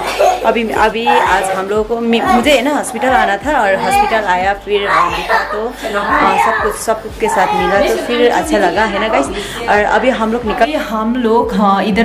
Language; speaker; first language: Hindi; non-native, local second language; Nepali